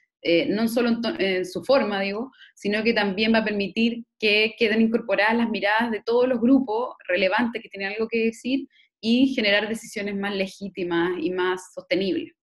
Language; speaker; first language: Spanish; native; Spanish